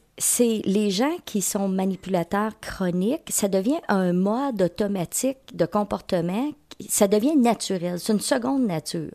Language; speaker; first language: French; native; French